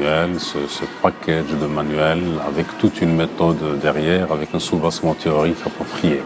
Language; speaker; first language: French; non-native, local second language; Arabic